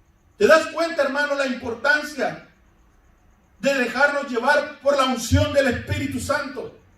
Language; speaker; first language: Spanish; native; Spanish